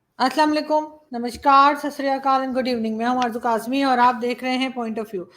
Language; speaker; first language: Urdu; native; Urdu